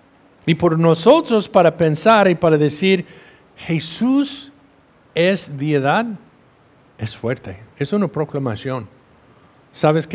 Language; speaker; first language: Spanish; non-native, fluent; English